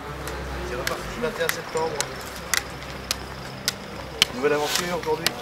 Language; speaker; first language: French; native; French